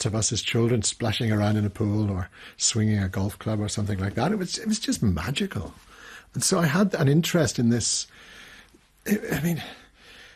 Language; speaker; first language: English; native; English